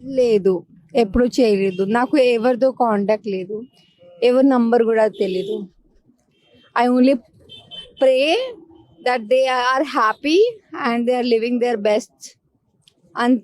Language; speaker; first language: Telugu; non-native, local second language; Hindi